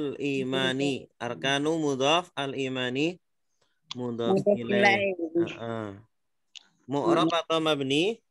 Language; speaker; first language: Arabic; non-native, fluent; Indonesian